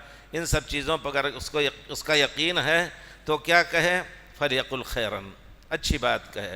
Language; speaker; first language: Urdu; native; Urdu